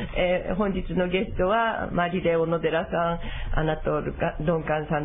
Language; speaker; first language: Japanese; native; Japanese